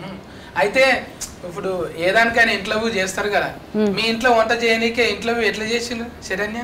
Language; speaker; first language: Telugu; native; Telugu